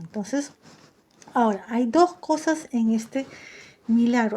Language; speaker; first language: Spanish; native; Spanish